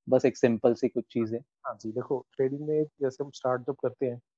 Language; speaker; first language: Hindi; native; Hindi